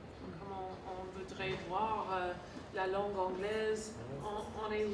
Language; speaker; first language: French; non-native, fluent; English